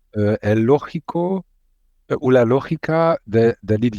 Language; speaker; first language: Spanish; non-native, learner; Hungarian